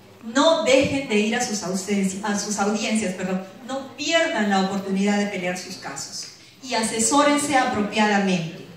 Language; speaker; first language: Spanish; native; Spanish